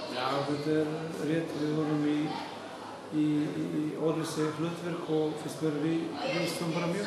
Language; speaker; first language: Icelandic; non-native, learner; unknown